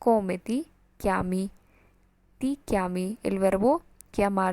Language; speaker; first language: Italian; non-native, fluent; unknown